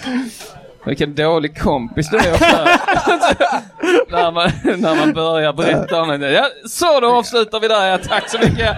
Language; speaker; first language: Swedish; native; Swedish